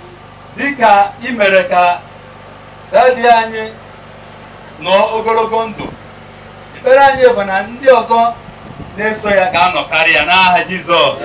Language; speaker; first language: Igbo; native; Igbo